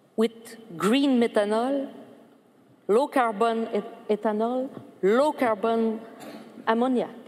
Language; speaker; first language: English; non-native, fluent; French